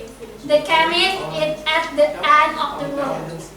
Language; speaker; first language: English; non-native, fluent; Indonesian